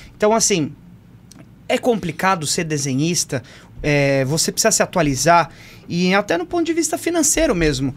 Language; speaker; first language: Portuguese; native; Portuguese